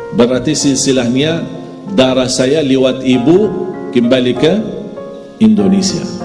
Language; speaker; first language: Indonesian; non-native, fluent; Arabic